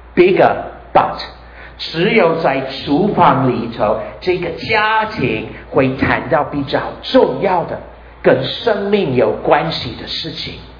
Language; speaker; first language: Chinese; non-native, fluent; English